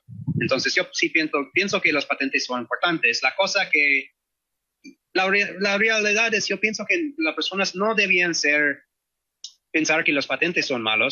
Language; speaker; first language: Spanish; non-native, fluent; English